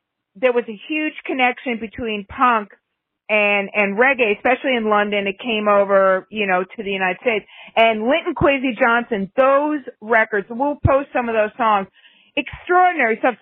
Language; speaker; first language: English; native; English